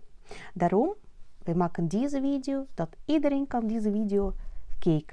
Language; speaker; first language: Dutch; non-native, learner; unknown